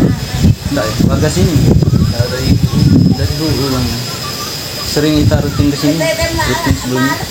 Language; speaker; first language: Indonesian; native; Indonesian